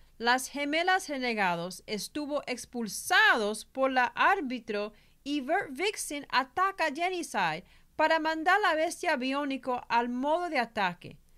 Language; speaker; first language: Spanish; early bilingual, heritage; Spanish